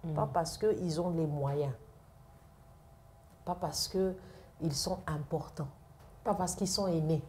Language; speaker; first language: French; non-native, local second language; Lingala